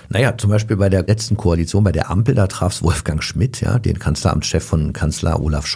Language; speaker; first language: German; native; German